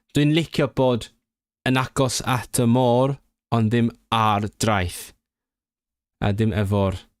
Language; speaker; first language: Welsh; non-native, learner; English